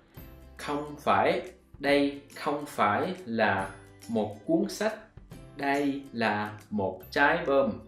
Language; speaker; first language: Vietnamese; non-native, learner; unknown